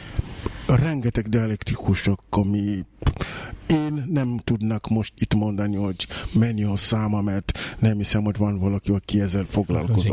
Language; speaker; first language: Hungarian; non-native, fluent; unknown